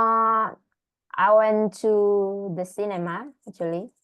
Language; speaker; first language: English; non-native, learner; Indonesian